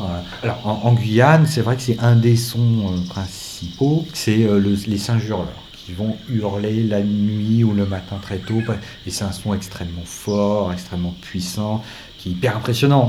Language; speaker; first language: French; native; French